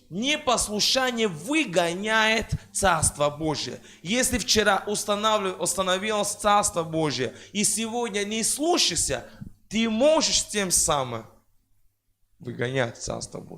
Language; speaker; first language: Russian; non-native, fluent; French